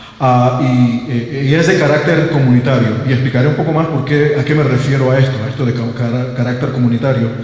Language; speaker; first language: Spanish; non-native, local second language; English